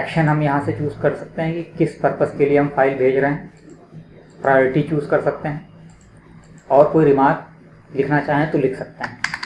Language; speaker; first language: Hindi; native; Hindi